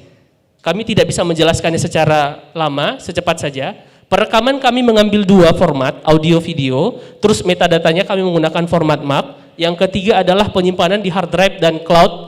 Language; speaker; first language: Indonesian; non-native, local second language; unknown